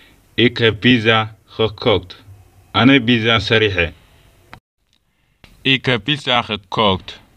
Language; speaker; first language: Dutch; non-native, learner; Tigrinya